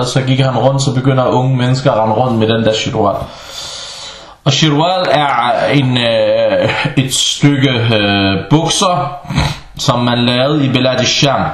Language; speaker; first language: Danish; early bilingual, other home language; Arabic